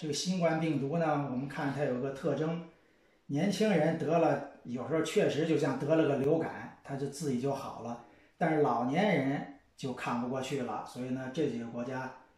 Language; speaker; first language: Chinese; native; Chinese